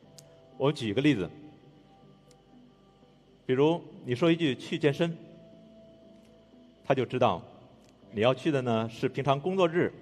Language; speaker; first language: Chinese; native; Chinese